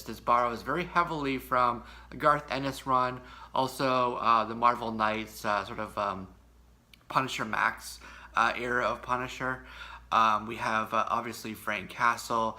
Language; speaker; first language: English; native; English